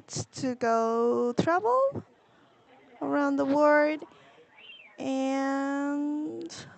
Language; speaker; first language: English; non-native, learner; Korean